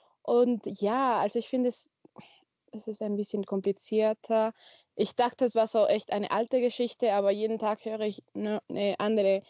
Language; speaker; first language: German; non-native, learner; Spanish